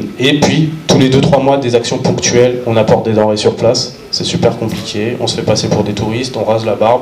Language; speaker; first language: French; native; French